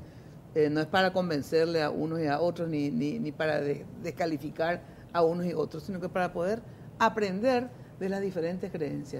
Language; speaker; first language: Spanish; native; Spanish